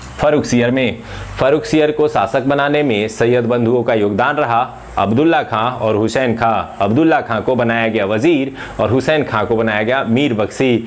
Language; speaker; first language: Hindi; non-native, local second language; Marathi